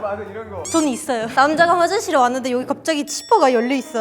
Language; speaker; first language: Korean; non-native, fluent; Ukrainian